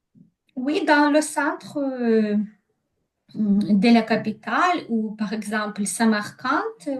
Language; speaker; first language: French; non-native, learner; Ukrainian